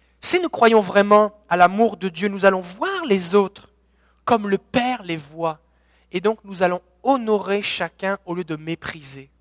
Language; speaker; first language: French; native; French